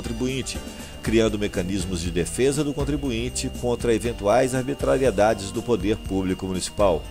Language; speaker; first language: Portuguese; native; Portuguese